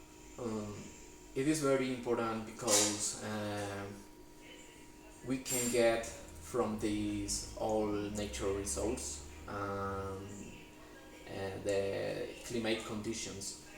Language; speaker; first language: English; non-native, learner; Spanish